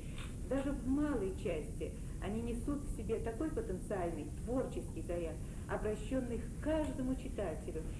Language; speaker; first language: Russian; native; Russian